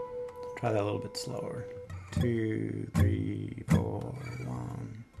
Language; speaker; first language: English; native; English